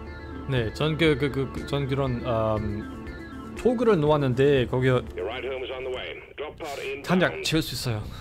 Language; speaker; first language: Korean; non-native, learner; German